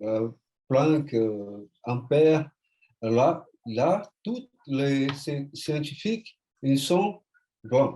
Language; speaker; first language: French; non-native, fluent; Portuguese